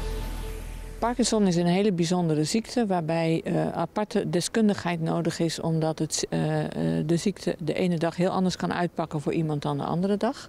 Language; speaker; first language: Dutch; native; Dutch